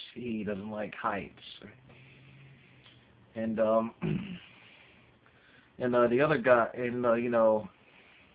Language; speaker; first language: English; native; English